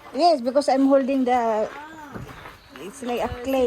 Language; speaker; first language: English; non-native, local second language; Filipino